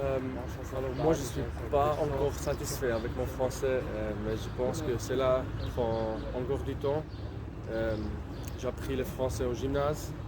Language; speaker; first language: French; non-native, local second language; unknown